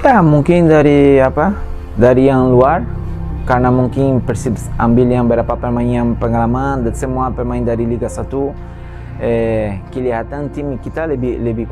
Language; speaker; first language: Indonesian; non-native, fluent; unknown